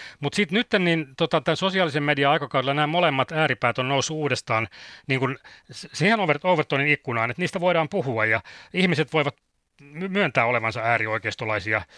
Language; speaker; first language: Finnish; native; Finnish